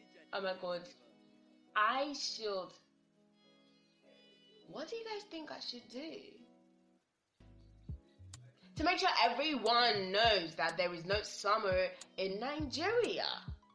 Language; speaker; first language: English; non-native, local second language; Yoruba